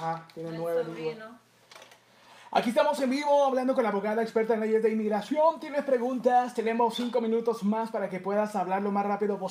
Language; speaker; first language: Spanish; native; Spanish